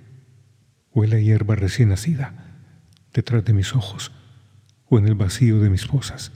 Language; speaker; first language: Spanish; native; Spanish